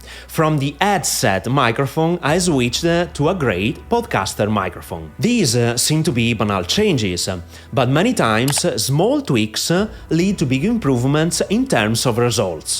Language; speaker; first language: English; non-native, fluent; Italian